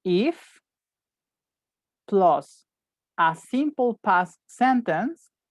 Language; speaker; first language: English; non-native, fluent; Spanish